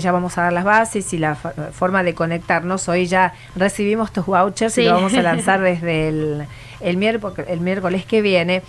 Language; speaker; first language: Spanish; native; Spanish